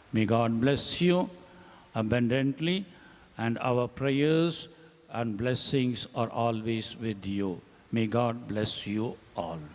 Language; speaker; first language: English; non-native, local second language; Tamil